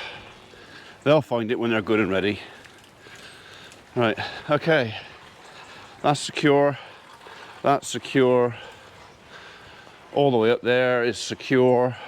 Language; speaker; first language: English; native; English